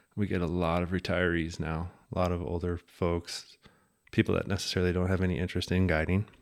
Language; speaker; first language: English; native; English